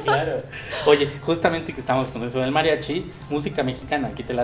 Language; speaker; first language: Spanish; native; Spanish